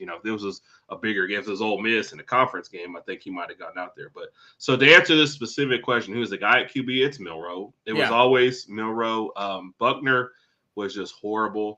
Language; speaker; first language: English; native; English